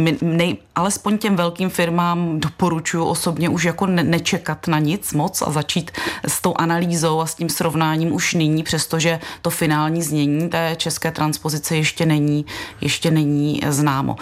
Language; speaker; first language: Czech; native; Czech